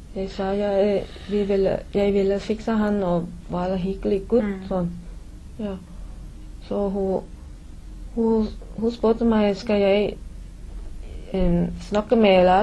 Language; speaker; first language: Norwegian; non-native, learner; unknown